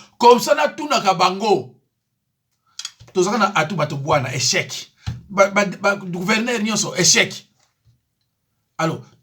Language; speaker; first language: Lingala; non-native, local second language; Kongo